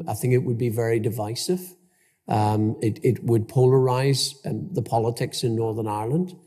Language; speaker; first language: English; native; English